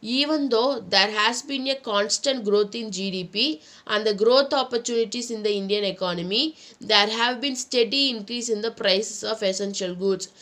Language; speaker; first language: English; non-native, local second language; Tamil